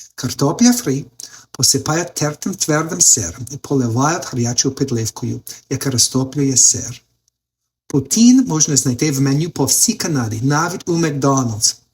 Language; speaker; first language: Ukrainian; non-native, learner; English